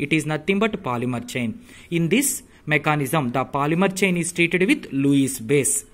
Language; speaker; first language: English; non-native, local second language; Telugu